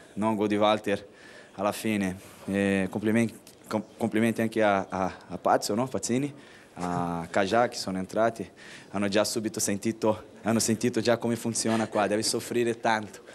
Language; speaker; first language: Italian; non-native, fluent; Portuguese